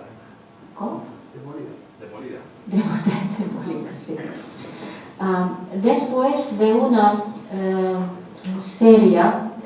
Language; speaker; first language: Spanish; non-native, fluent; Latvian